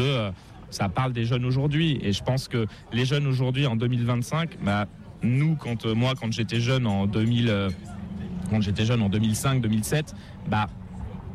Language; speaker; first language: French; native; French